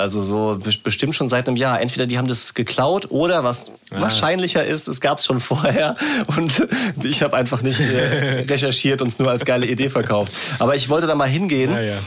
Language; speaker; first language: German; native; German